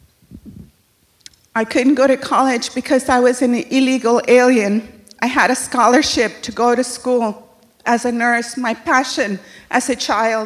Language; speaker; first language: English; early bilingual, other home language; Spanish